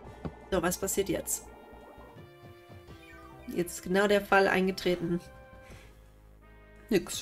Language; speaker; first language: German; native; German